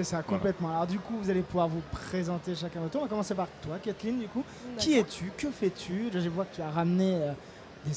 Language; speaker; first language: French; native; French